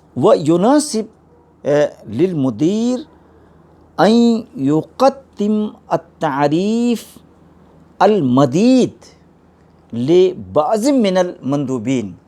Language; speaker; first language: Arabic; non-native, fluent; Urdu